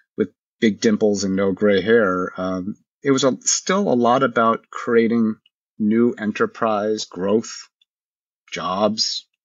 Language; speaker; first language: English; early bilingual, other home language; Korean